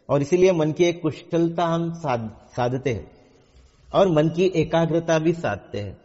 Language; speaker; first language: Hindi; non-native, local second language; Marathi